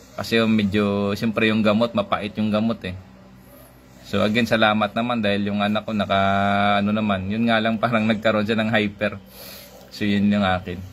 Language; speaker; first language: Filipino; non-native, local second language; Hiligaynon